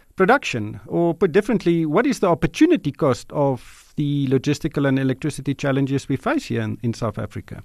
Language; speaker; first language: English; non-native, local second language; Afrikaans